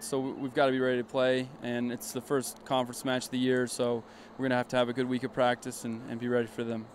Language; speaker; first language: English; native; English